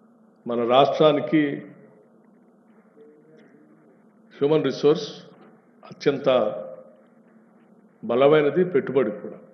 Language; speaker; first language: Telugu; native; Telugu